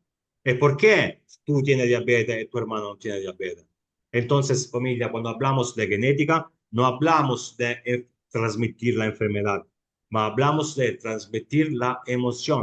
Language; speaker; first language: Spanish; non-native, fluent; Italian